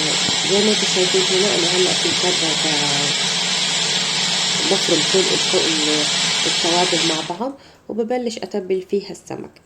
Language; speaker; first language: Arabic; native; Arabic